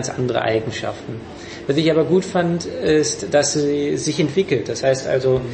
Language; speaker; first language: German; non-native, fluent; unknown